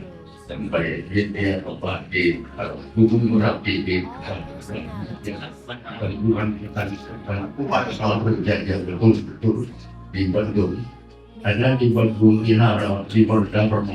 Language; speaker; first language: Indonesian; non-native, learner; Thai